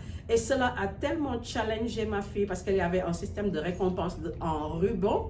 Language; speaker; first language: French; non-native, local second language; Wolof